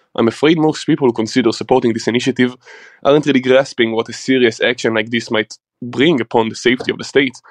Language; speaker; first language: English; non-native, fluent; German